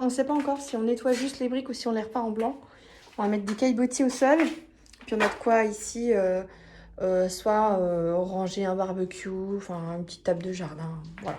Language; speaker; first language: French; native; French